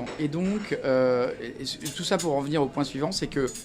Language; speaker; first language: French; native; French